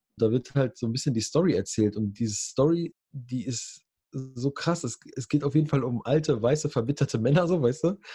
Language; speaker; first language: German; early bilingual, other home language; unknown